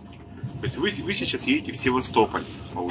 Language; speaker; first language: Russian; native; Russian